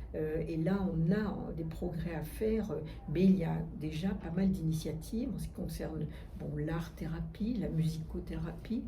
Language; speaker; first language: French; native; French